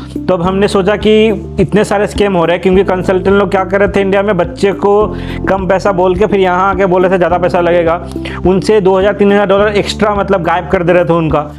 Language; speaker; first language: Hindi; native; Hindi